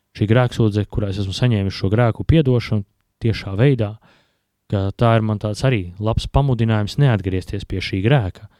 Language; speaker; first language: Latvian; native; Latvian